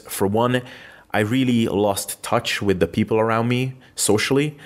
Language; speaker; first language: English; non-native, fluent; Hungarian